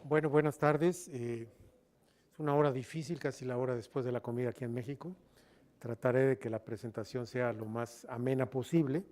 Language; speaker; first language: Spanish; native; Spanish